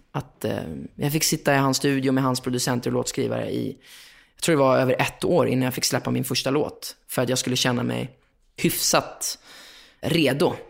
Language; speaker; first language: Swedish; native; Swedish